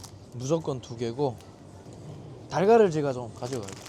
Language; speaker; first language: Korean; native; Korean